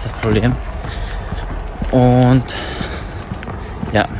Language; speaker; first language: German; early bilingual, other home language; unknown